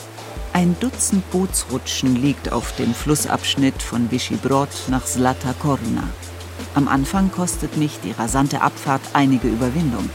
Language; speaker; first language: German; native; German